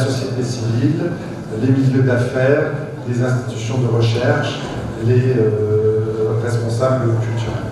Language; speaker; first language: French; native; French